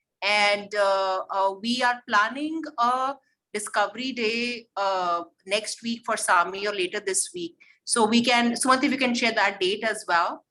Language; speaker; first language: English; non-native, local second language; Hindi